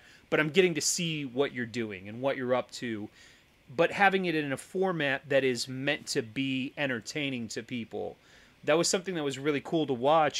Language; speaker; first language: English; native; English